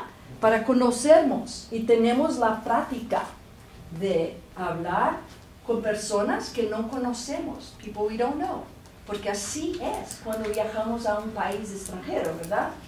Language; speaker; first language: Spanish; non-native, fluent; Portuguese